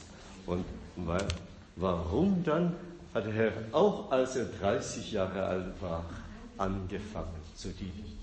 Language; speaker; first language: German; non-native, fluent; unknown